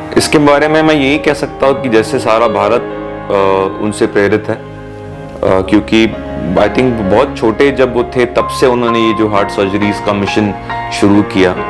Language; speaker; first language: Hindi; native; Hindi